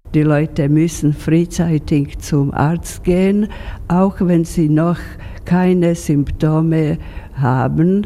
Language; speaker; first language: German; non-native, fluent; Slovak